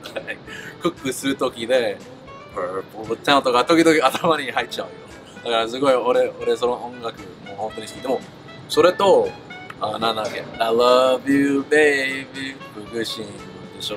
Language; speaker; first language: Japanese; early bilingual, heritage; English